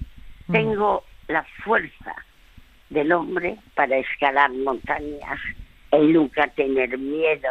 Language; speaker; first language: Spanish; early bilingual, other home language; French